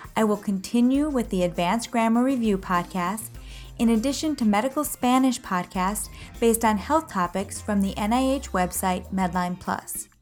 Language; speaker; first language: English; native; English